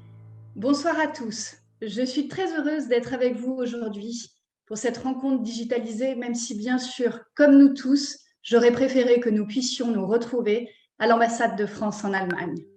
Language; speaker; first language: French; native; French